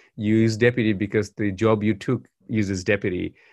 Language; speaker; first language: English; non-native, local second language; Bangla